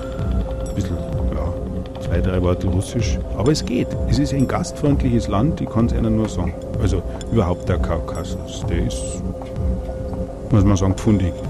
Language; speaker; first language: German; native; German